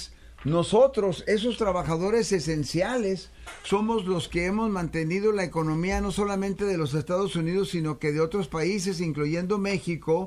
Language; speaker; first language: Spanish; native; Spanish